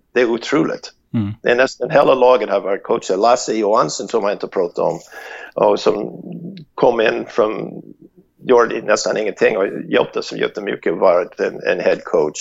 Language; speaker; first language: Swedish; non-native, fluent; English